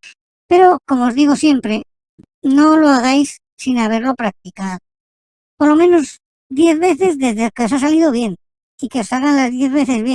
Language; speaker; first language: Spanish; native; Spanish